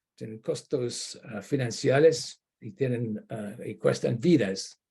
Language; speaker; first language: Spanish; non-native, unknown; English